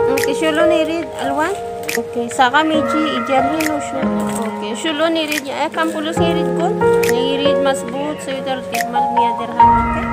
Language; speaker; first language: Filipino; native; Filipino